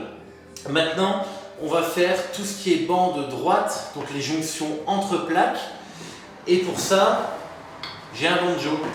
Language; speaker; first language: French; native; French